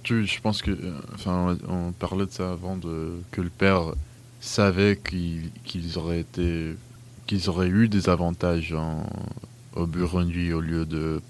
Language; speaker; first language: French; non-native, fluent; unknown